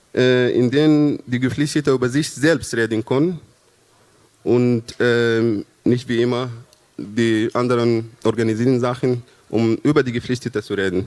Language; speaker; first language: German; non-native, fluent; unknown